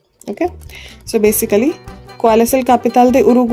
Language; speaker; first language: Spanish; non-native, learner; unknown